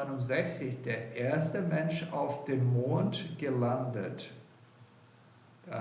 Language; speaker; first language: German; non-native, fluent; Portuguese